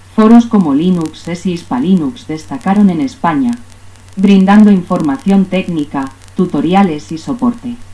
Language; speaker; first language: Spanish; native; Spanish